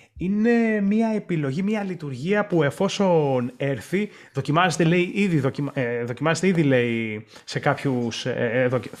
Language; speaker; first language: Greek; native; Greek